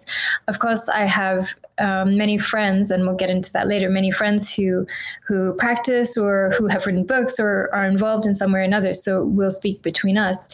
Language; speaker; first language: English; native; English